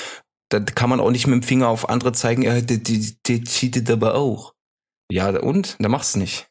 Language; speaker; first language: German; native; German